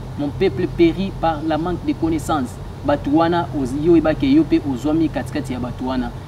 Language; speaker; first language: Lingala; native; Lingala